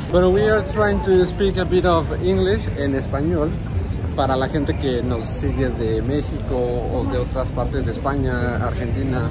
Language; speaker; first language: Spanish; native; Spanish